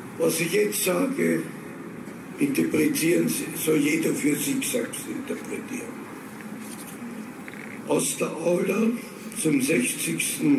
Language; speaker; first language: German; native; German